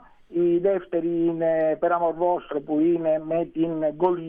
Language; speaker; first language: Greek; non-native, learner; Italian